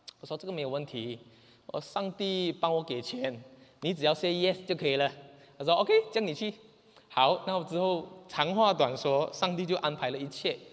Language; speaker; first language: Chinese; native; Chinese